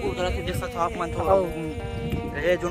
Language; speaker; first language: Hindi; non-native, local second language; Chhattisgarhi